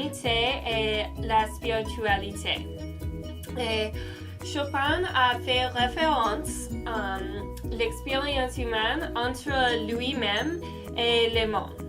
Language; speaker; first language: French; non-native, learner; English